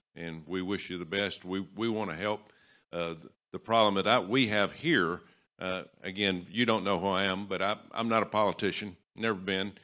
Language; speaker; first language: English; native; English